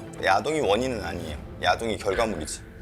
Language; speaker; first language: Korean; native; Korean